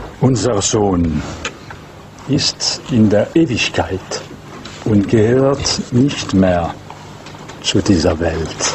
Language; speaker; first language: German; non-native, learner; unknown